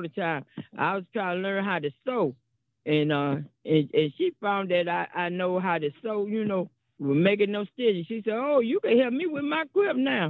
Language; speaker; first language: English; native; English